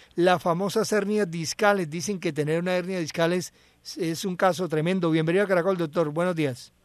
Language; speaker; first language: Spanish; native; Spanish